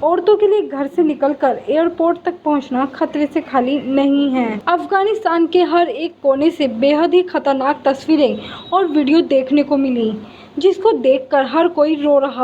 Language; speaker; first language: Hindi; native; Hindi